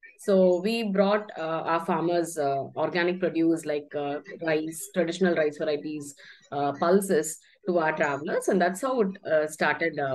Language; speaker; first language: English; non-native, local second language; Tamil